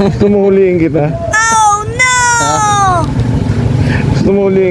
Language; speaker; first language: Filipino; native; Filipino